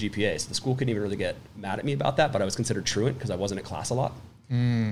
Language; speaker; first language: English; native; English